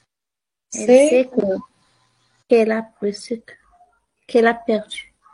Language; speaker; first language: French; non-native, local second language; Arabic